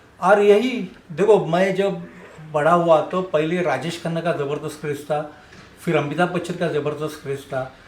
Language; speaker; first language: Hindi; non-native, local second language; Marathi